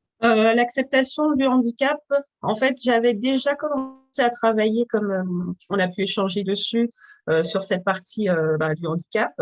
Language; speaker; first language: French; native; French